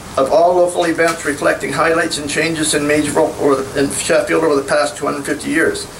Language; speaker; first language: English; native; English